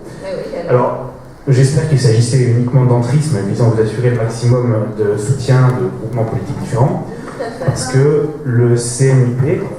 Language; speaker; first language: French; native; French